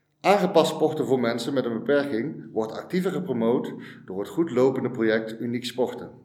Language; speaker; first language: Dutch; native; Dutch